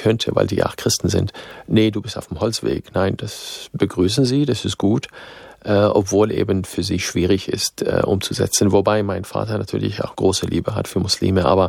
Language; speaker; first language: German; non-native, fluent; Arabic